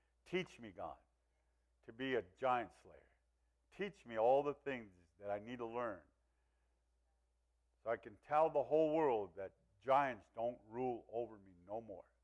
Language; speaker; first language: English; early bilingual, other home language; Spanish